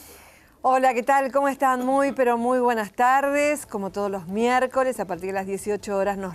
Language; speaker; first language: Spanish; native; Spanish